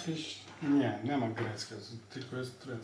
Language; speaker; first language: Polish; non-native, learner; Turkish